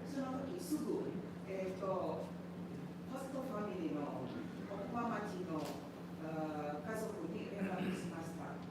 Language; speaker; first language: Japanese; non-native, learner; Indonesian